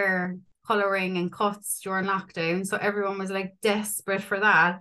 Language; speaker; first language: English; native; English